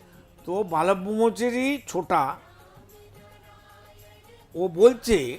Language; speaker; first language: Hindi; non-native, local second language; Bangla